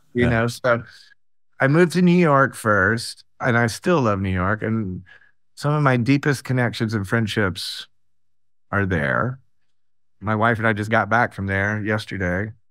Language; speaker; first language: English; native; English